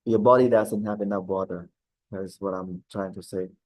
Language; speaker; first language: English; non-native, fluent; Khmer